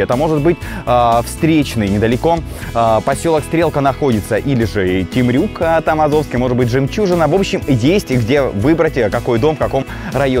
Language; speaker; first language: Russian; native; Russian